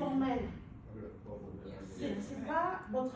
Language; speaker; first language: French; non-native, fluent; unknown